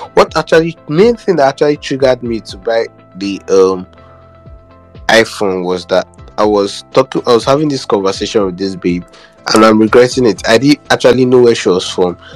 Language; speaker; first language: English; non-native, local second language; Igbo